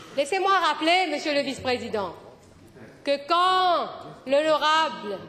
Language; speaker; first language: French; non-native, local second language; Morisyen